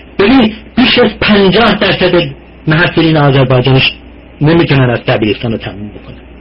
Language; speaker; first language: Persian; non-native, local second language; Azerbaijani